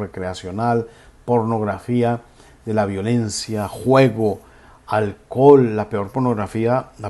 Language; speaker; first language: Spanish; native; Spanish